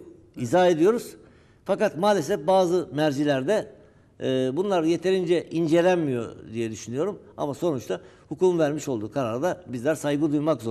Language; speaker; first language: Turkish; native; Turkish